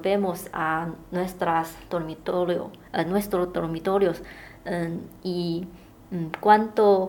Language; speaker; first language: Spanish; non-native, learner; Chinese